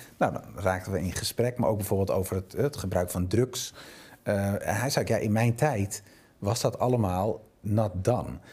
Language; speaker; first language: Dutch; native; Dutch